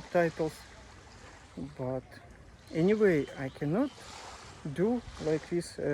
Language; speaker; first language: English; non-native, learner; Russian